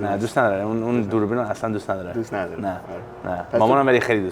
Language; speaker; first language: Persian; early bilingual, heritage; English